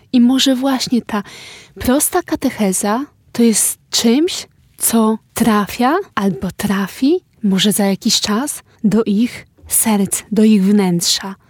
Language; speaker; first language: Polish; native; Polish